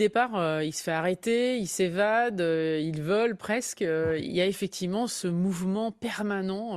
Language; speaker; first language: French; native; French